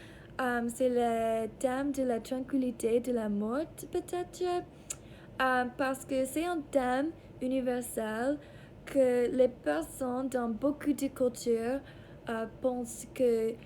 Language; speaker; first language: French; non-native, learner; English